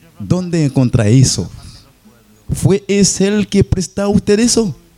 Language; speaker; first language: Spanish; non-native, learner; Haitian Creole